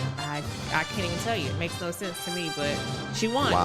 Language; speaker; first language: English; native; English